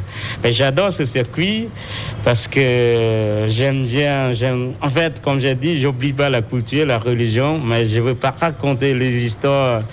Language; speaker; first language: French; non-native, fluent; Khmer